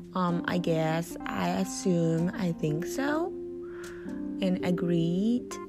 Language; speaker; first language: English; non-native, fluent; Japanese